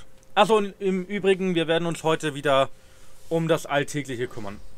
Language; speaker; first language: German; native; German